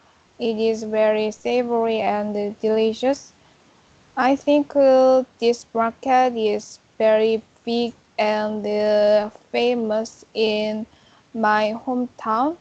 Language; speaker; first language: English; non-native, learner; Korean